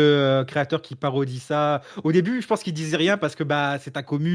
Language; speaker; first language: French; native; French